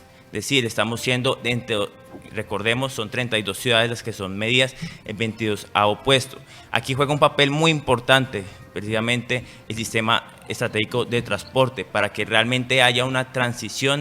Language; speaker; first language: Spanish; native; Spanish